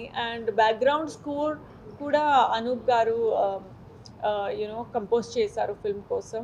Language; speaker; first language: Telugu; non-native, learner; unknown